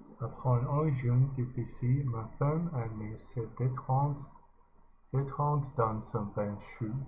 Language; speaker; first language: French; non-native, learner; English